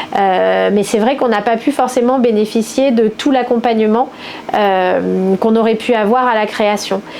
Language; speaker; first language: French; native; French